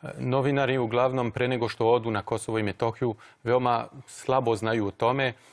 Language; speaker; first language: Croatian; non-native, fluent; French